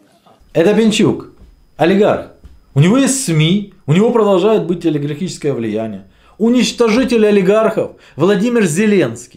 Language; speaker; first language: Russian; native; Russian